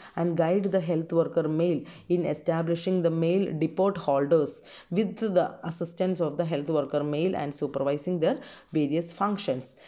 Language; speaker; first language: English; non-native, local second language; Malayalam